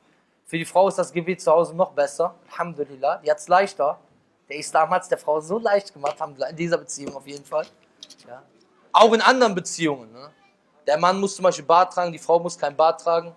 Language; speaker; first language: German; native; German